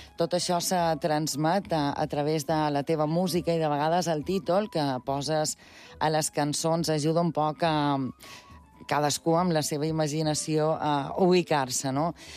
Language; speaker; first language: Catalan; native; Catalan